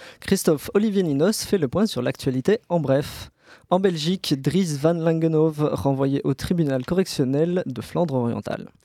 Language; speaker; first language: French; native; French